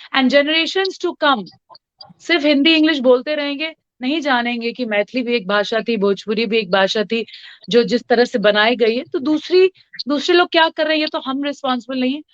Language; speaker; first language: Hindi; non-native, local second language; Bhojpuri